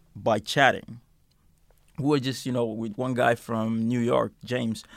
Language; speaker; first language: English; non-native, fluent; Finnish